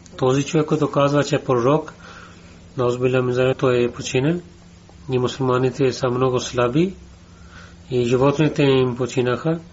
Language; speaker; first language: Bulgarian; non-native, learner; Urdu